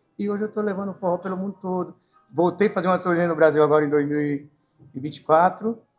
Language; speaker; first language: Portuguese; native; Portuguese